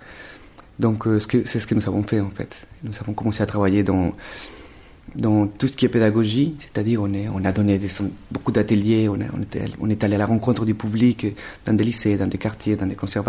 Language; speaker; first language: French; non-native, fluent; Spanish